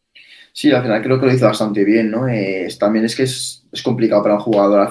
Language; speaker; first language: Spanish; native; Spanish